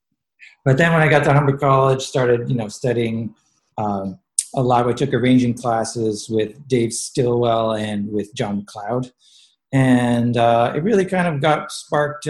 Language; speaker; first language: English; native; English